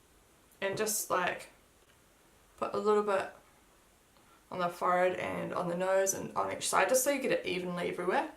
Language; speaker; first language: English; native; English